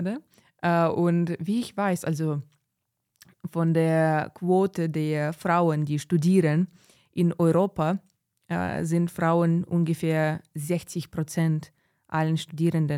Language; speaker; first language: German; non-native, fluent; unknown